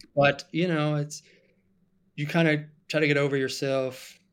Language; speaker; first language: English; non-native, fluent; German